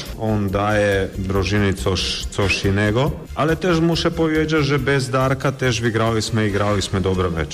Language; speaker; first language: Polish; non-native, fluent; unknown